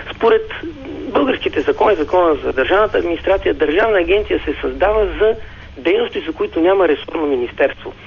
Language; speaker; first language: Bulgarian; native; Bulgarian